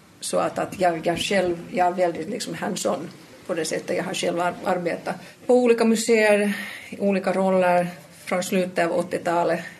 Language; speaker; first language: Swedish; non-native, local second language; Finnish